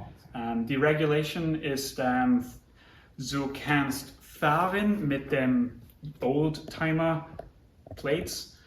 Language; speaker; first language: German; non-native, learner; English